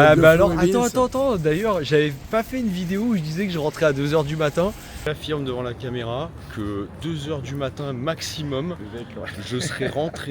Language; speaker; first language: French; native; French